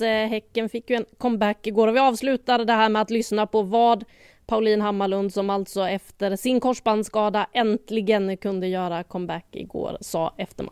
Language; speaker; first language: Swedish; native; Swedish